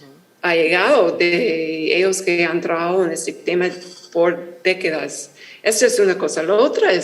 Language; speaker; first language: Spanish; non-native, fluent; English